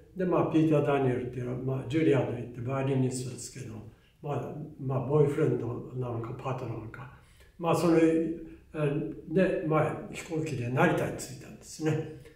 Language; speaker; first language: Japanese; native; Japanese